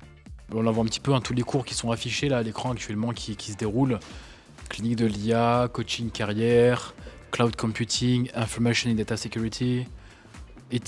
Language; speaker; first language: French; native; French